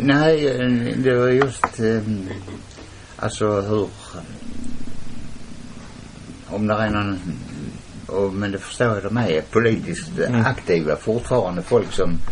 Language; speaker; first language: Swedish; non-native, fluent; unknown